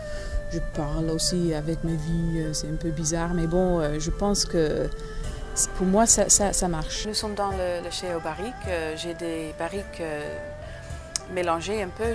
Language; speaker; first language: French; early bilingual, other home language; English